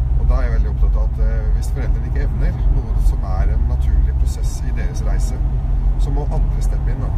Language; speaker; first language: Norwegian; early bilingual, other home language; Arabic